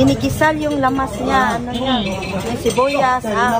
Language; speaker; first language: Filipino; non-native, local second language; Cebuano